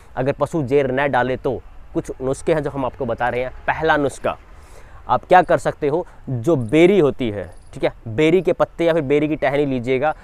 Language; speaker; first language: Hindi; native; Hindi